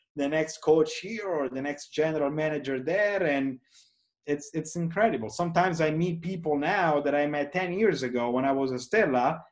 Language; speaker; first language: English; non-native, fluent; Italian